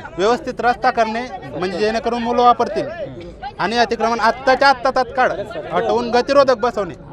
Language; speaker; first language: Marathi; native; Marathi